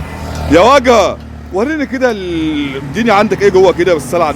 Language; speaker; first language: Arabic; native; Arabic